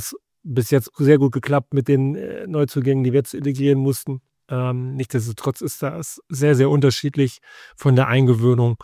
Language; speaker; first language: German; native; German